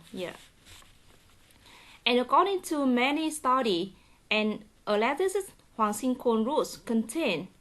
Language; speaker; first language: English; non-native, learner; Vietnamese